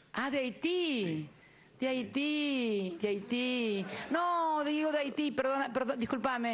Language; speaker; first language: Spanish; native; Spanish